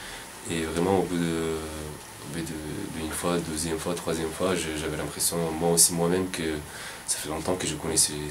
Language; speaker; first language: French; non-native, fluent; Arabic